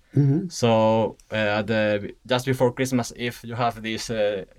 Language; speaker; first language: English; non-native, fluent; Spanish